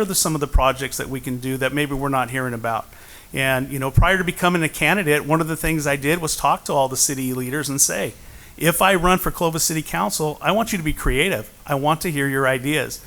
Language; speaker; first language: English; native; English